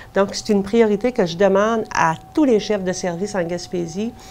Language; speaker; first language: French; native; French